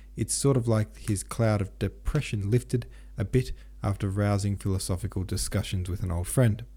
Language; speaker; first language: English; native; English